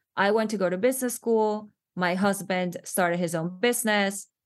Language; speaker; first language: English; non-native, fluent; Spanish